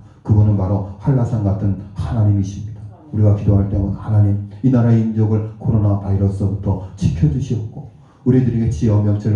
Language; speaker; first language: Korean; native; Korean